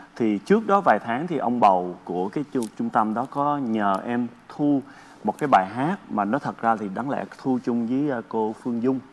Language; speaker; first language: Vietnamese; early bilingual, heritage; Vietnamese